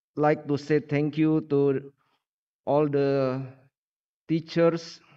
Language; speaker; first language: English; non-native, learner; Indonesian